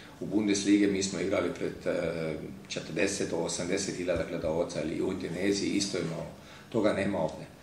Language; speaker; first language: Croatian; early bilingual, heritage; Croatian